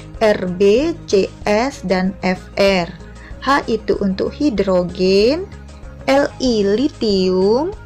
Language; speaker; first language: Indonesian; non-native, local second language; Javanese